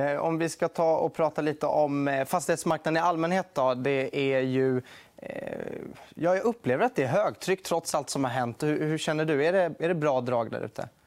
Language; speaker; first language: Swedish; native; Swedish